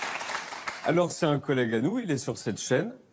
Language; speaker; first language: French; native; French